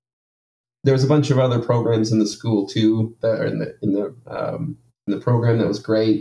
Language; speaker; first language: English; native; English